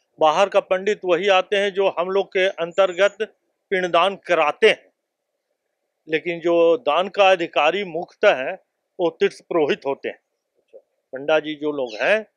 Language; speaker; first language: Hindi; native; Hindi